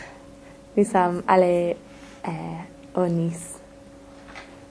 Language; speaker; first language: French; non-native, learner; English